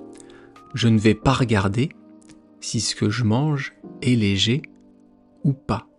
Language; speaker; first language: French; native; French